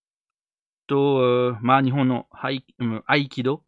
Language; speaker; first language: Japanese; non-native, learner; French